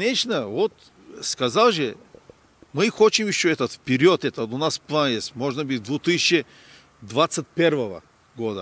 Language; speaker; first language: Russian; non-native, learner; Turkish